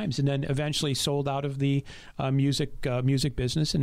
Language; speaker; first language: English; native; English